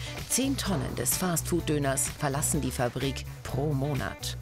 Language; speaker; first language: German; native; German